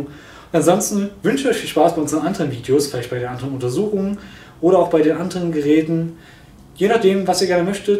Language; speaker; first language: German; native; German